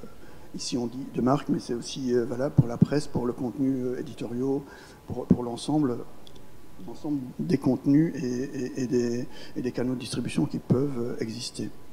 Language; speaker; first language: French; native; French